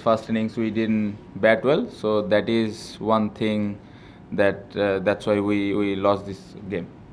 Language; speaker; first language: English; non-native, local second language; Bangla